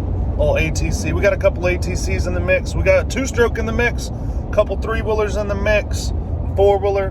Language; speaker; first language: English; native; English